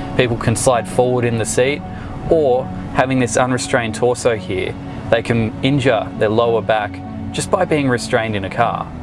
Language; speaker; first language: English; native; English